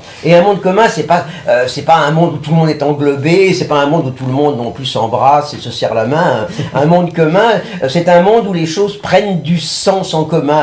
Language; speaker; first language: French; native; French